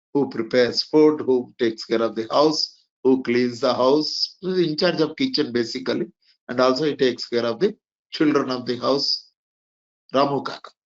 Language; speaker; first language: English; non-native, local second language; Telugu